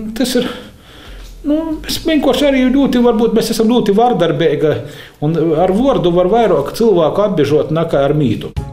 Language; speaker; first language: Latvian; native; Latvian